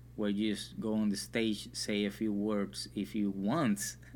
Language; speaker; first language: English; non-native, fluent; Spanish